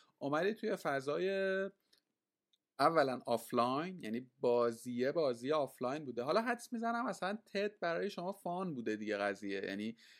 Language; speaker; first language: Persian; native; Persian